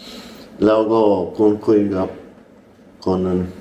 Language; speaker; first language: Thai; non-native, learner; English